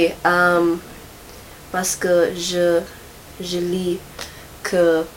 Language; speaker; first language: French; non-native, learner; English